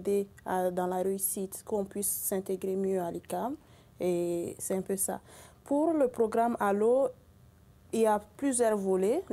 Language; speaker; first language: French; non-native, local second language; Bambara